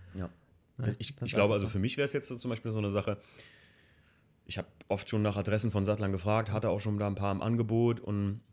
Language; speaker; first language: German; native; German